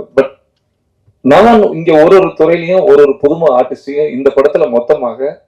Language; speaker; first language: Tamil; native; Tamil